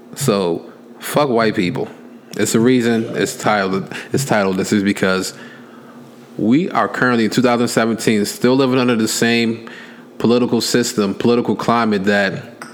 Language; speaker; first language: English; native; English